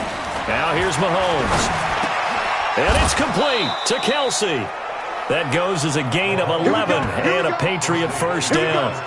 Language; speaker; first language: English; native; English